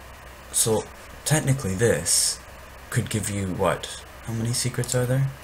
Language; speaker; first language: English; native; English